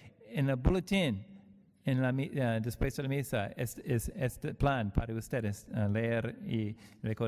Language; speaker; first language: Spanish; non-native, learner; English